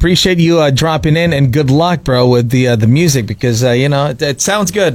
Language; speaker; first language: English; non-native, local second language; Filipino